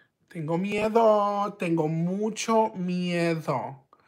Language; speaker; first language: Spanish; early bilingual, other home language; English